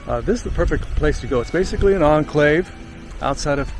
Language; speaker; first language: English; native; English